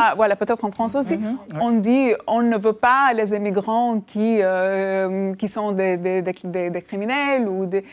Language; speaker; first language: French; non-native, fluent; Albanian